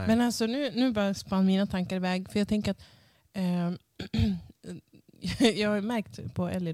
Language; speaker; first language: Swedish; native; Swedish